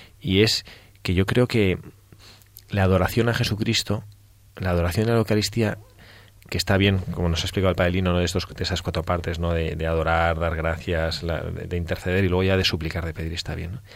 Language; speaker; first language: Spanish; native; Spanish